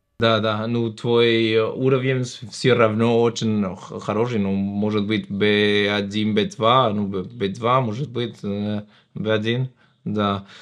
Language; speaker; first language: Russian; non-native, fluent; Spanish